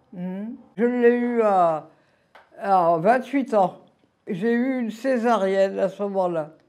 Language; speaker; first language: French; native; French